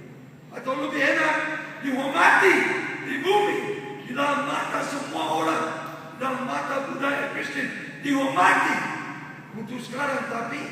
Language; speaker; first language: Indonesian; non-native, learner; English